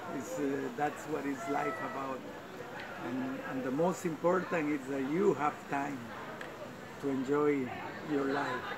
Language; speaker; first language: English; non-native, fluent; Spanish